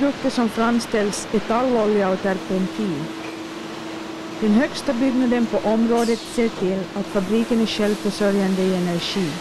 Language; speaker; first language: Swedish; native; Swedish